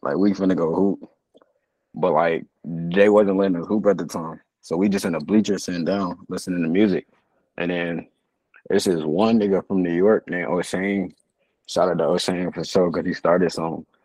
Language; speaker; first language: English; native; English